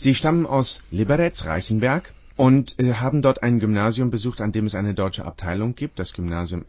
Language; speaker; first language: German; native; German